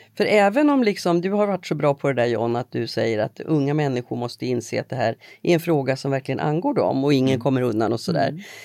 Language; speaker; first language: Swedish; native; Swedish